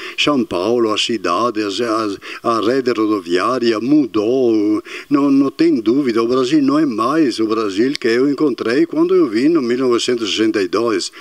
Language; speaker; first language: Portuguese; non-native, fluent; Italian